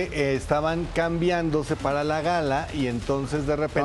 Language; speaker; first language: Spanish; native; Spanish